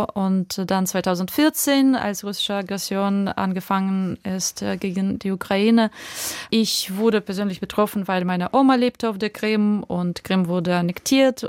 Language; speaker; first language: German; non-native, fluent; Russian